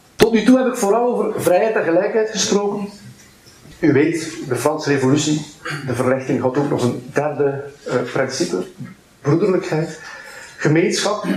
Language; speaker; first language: Dutch; native; Dutch